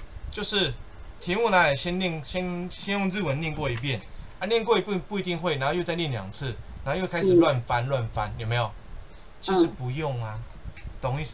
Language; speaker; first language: Chinese; native; Chinese